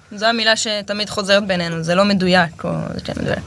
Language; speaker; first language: Hebrew; native; Hebrew